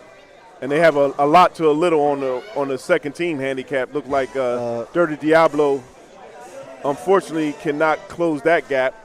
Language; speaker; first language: English; native; English